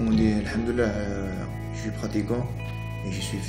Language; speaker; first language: French; non-native, local second language; Arabic